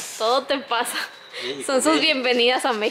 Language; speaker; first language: Spanish; native; Spanish